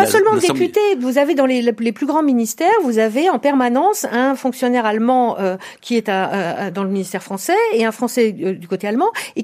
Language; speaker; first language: French; native; French